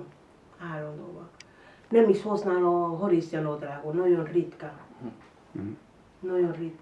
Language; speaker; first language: Hungarian; non-native, learner; Spanish